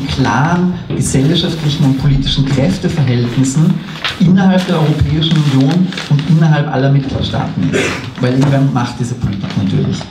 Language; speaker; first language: German; native; German